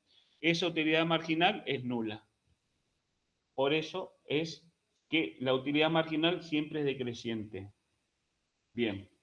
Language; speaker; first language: Spanish; native; Spanish